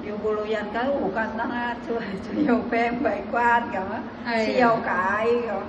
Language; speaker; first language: Cantonese; non-native, fluent; Indonesian